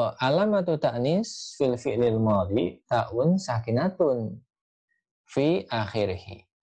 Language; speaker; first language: Arabic; non-native, fluent; Indonesian